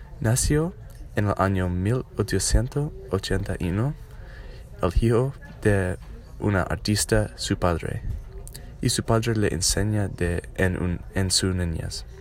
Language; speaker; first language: Spanish; non-native, learner; English